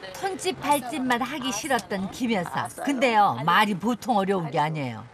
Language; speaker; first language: Korean; native; Korean